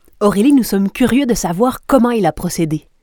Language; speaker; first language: French; native; French